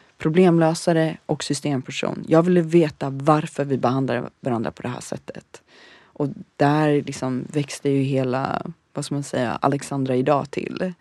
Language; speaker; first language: Swedish; early bilingual, other home language; Bosnian